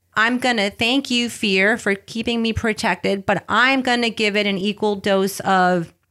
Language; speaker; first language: English; early bilingual, other home language; Spanish